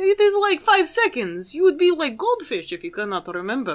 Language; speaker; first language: English; native; English